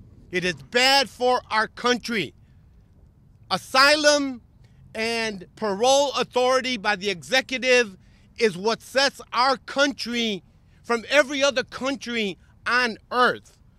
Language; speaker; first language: English; non-native, fluent; Spanish